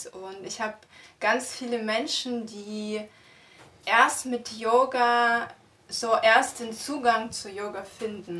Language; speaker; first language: German; non-native, fluent; Russian